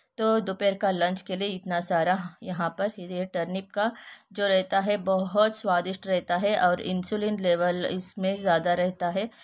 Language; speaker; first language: Hindi; non-native, local second language; Kannada